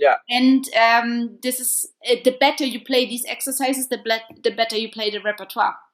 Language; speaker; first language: English; non-native, fluent; German